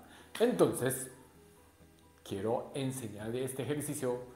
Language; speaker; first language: Spanish; non-native, learner; Japanese